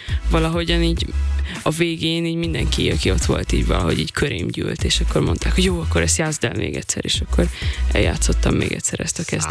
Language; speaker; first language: Hungarian; native; Hungarian